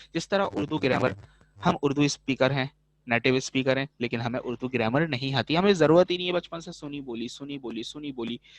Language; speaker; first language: Urdu; native; Urdu